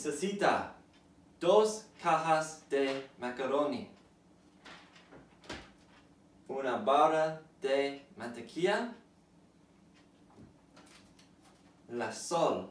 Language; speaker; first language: Spanish; non-native, learner; English